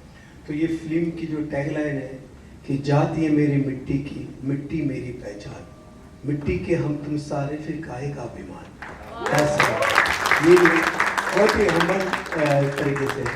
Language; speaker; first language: Hindi; native; Hindi